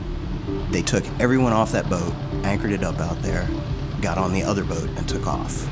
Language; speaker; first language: English; native; English